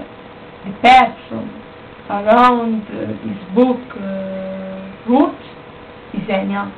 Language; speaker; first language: English; non-native, learner; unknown